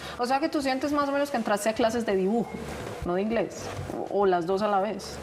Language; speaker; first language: Spanish; native; Spanish